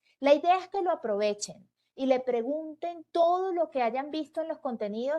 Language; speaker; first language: Spanish; native; Spanish